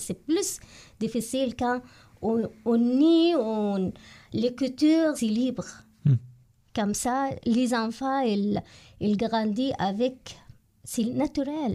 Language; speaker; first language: French; non-native, learner; Arabic